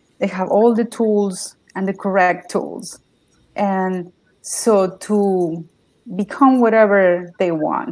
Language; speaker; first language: English; non-native, learner; Spanish